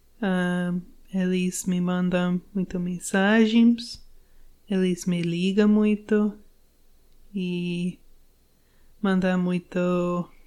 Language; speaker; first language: Portuguese; non-native, learner; English